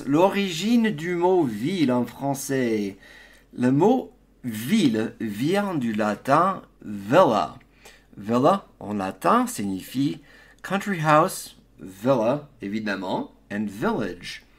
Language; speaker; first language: French; non-native, fluent; English